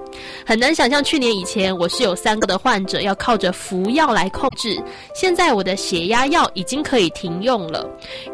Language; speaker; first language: Chinese; native; Chinese